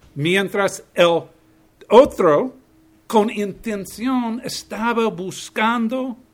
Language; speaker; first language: Spanish; non-native, fluent; English